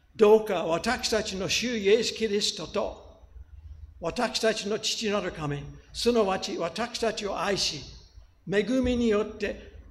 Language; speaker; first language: Japanese; non-native, fluent; English